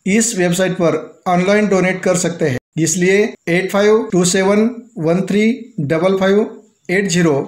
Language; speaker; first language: Hindi; non-native, local second language; Marathi